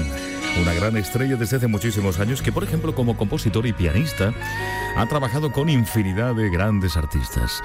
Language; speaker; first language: Spanish; native; Spanish